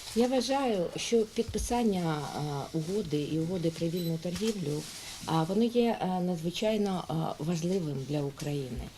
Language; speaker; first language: Ukrainian; native; Ukrainian